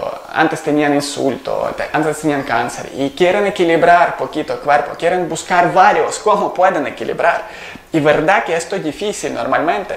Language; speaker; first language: Spanish; non-native, learner; Ukrainian